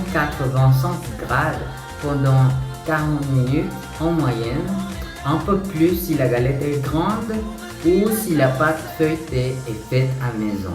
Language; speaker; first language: French; non-native, learner; Spanish